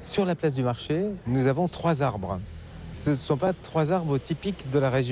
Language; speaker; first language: French; native; French